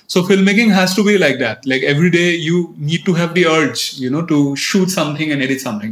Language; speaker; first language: English; non-native, local second language; Assamese